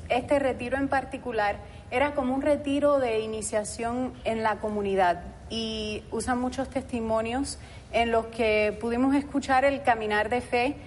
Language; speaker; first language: Spanish; early bilingual, heritage; Spanish